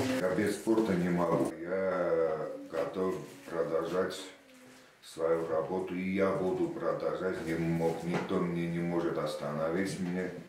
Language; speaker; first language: Russian; non-native, local second language; Armenian